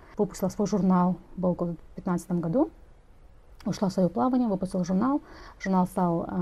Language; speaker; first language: Russian; non-native, local second language; Kazakh